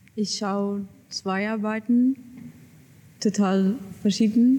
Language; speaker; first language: German; non-native, learner; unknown